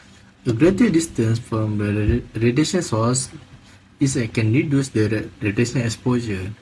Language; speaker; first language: English; non-native, learner; Malay